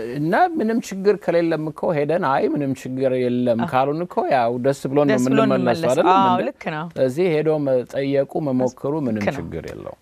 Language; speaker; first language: Amharic; native; Amharic